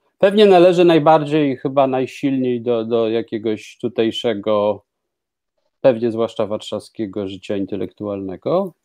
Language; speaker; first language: Polish; native; Polish